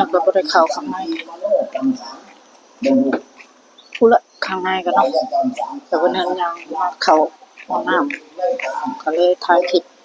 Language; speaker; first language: Thai; non-native, local second language; Northeastern Thai